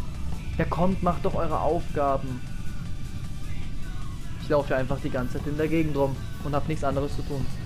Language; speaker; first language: German; native; German